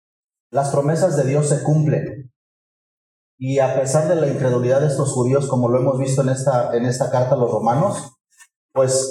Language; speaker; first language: Spanish; native; Spanish